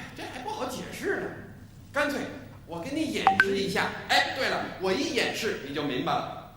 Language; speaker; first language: Chinese; non-native, fluent; English